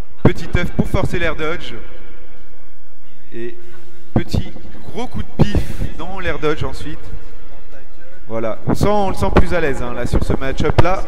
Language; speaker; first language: French; native; French